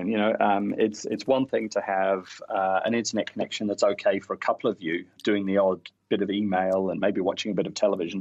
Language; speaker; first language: English; native; English